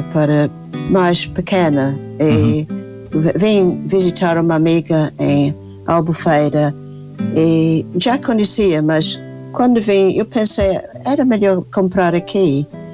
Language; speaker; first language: Portuguese; non-native, fluent; English